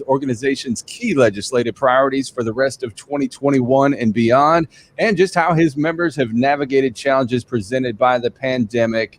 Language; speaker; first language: English; native; English